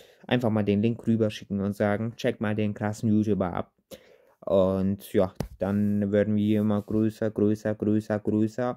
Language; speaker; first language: German; early bilingual, other home language; Turkish